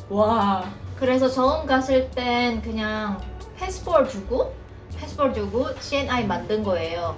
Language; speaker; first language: Korean; non-native, fluent; Indonesian